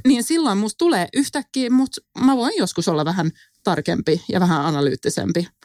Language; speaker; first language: Finnish; non-native, local second language; Swedish